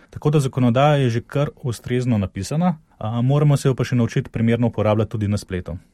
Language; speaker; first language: Slovenian; native; Slovenian